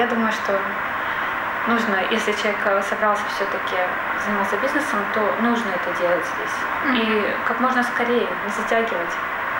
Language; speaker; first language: Russian; native; Russian